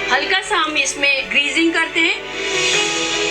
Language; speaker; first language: Hindi; non-native, local second language; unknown